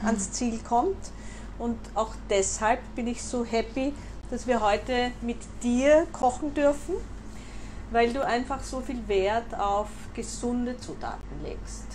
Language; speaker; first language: German; native; German